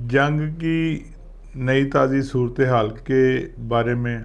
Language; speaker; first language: Urdu; non-native, local second language; Punjabi